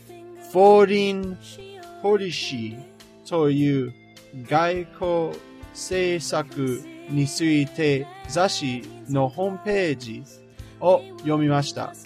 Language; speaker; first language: Japanese; non-native, learner; English